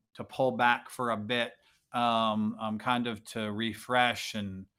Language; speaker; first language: English; native; English